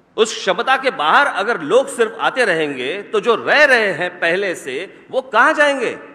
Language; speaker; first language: Hindi; non-native, local second language; Marathi